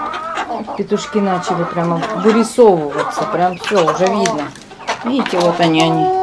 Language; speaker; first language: Russian; native; Russian